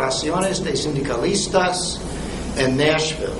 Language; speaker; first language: Spanish; non-native, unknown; English